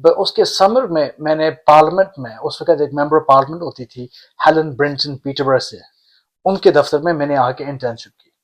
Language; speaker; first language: Urdu; early bilingual, heritage; Urdu